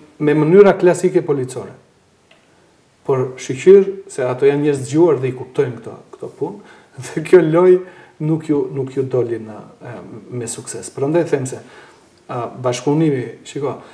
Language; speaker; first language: Albanian; native; Albanian